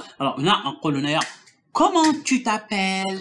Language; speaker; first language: French; non-native, local second language; Arabic